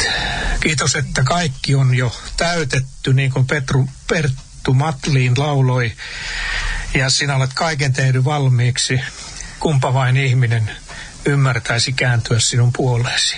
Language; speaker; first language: Finnish; native; Finnish